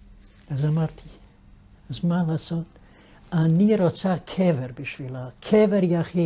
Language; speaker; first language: Hebrew; non-native, fluent; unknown